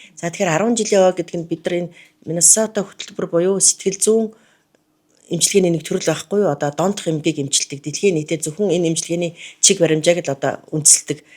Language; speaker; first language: Mongolian; native; Mongolian